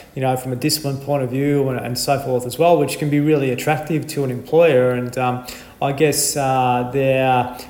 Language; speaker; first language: English; native; English